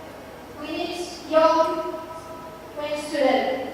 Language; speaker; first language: English; non-native, learner; Indonesian